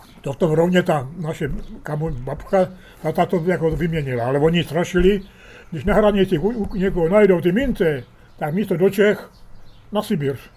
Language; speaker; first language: Czech; early bilingual, heritage; Czech